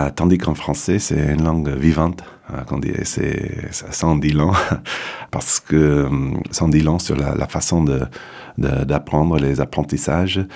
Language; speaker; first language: French; non-native, fluent; English